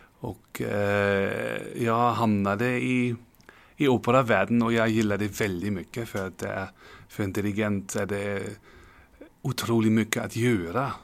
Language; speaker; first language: Swedish; non-native, fluent; German